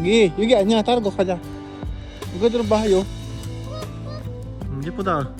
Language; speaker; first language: Korean; non-native, learner; Filipino